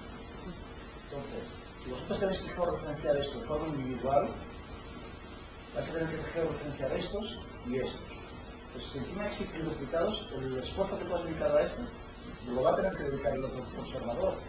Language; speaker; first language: Spanish; native; Spanish